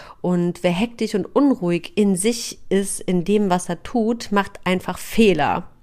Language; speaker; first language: German; native; German